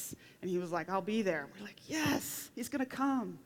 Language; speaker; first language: English; native; English